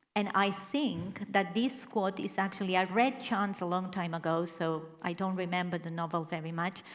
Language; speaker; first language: English; non-native, fluent; Catalan